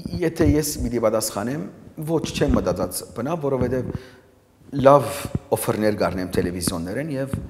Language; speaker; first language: Armenian; early bilingual, heritage; Armenian